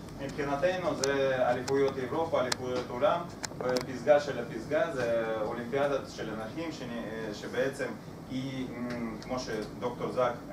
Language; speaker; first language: Hebrew; non-native, fluent; Russian